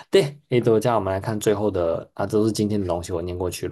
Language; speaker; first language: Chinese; native; Chinese